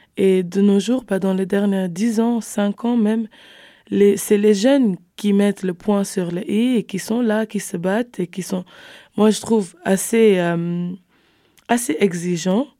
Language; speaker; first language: French; non-native, fluent; Kabuverdianu